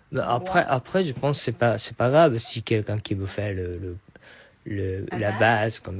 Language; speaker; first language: French; non-native, fluent; Japanese